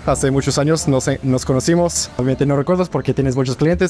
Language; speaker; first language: Spanish; non-native, learner; English